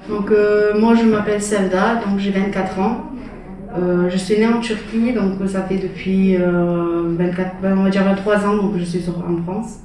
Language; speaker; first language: French; early bilingual, other home language; Turkish